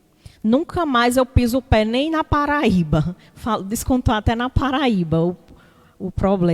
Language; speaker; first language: Portuguese; native; Portuguese